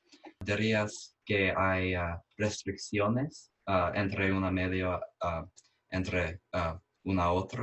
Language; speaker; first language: Spanish; non-native, fluent; English